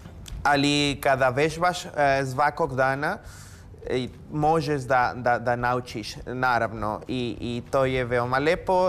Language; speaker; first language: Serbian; non-native, learner; Spanish